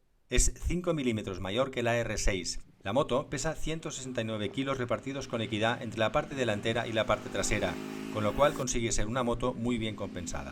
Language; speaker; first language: Spanish; native; Spanish